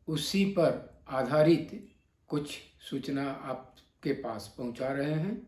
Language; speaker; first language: Hindi; non-native, local second language; Bangla